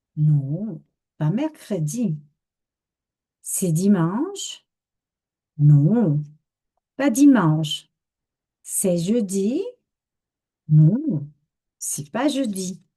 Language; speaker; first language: French; non-native, fluent; Spanish